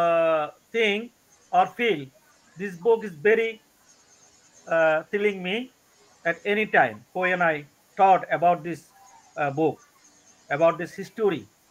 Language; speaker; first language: English; non-native, learner; Bangla